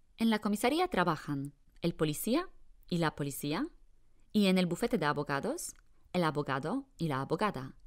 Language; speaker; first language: Spanish; non-native, fluent; Polish